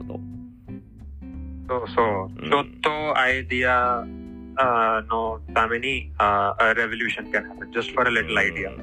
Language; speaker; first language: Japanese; non-native, learner; English